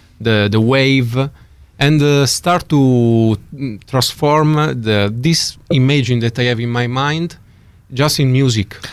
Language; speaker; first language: English; non-native, learner; Italian